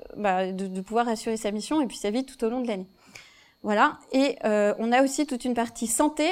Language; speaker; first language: French; native; French